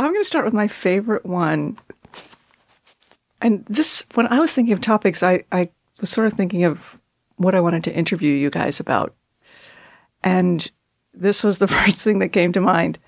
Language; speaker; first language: English; native; English